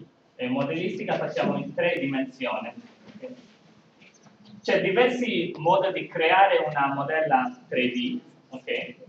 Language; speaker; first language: Italian; non-native, learner; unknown